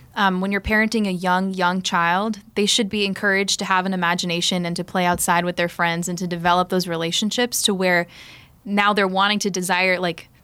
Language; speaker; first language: English; native; English